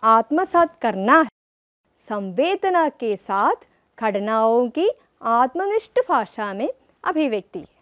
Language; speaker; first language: Hindi; non-native, local second language; Malayalam